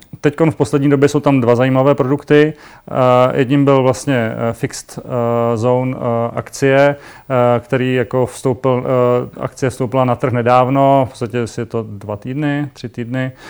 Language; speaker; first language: Czech; native; Czech